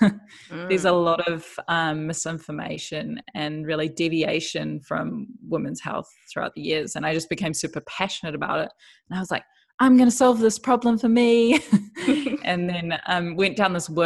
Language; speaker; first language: English; native; English